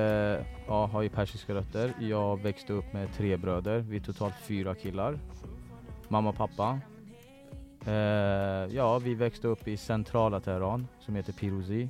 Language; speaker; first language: Swedish; early bilingual, other home language; Persian